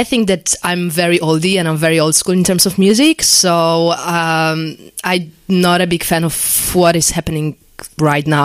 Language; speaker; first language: English; non-native, fluent; Polish